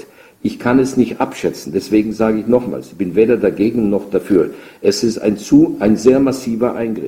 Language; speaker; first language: German; native; German